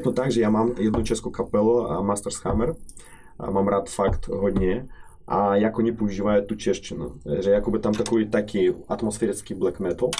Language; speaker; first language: Czech; non-native, learner; Russian